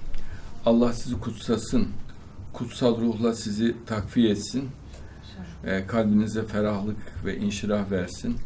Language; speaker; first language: Turkish; native; Turkish